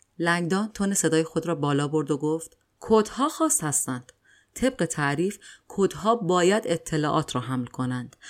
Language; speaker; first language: Persian; native; Persian